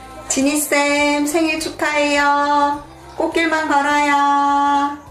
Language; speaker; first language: Korean; non-native, learner; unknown